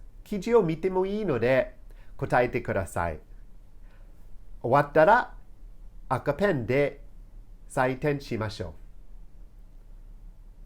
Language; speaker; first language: Japanese; non-native, fluent; English